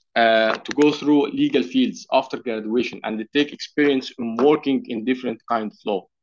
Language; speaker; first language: English; non-native, learner; Arabic